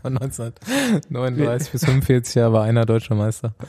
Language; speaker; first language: German; native; German